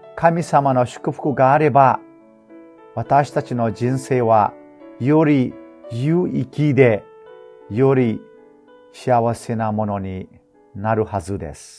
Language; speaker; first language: Japanese; non-native, fluent; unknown